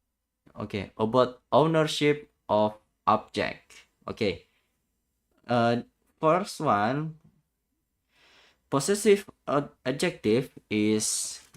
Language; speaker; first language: English; non-native, learner; Indonesian